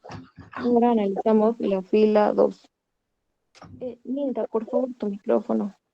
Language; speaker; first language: Spanish; native; Spanish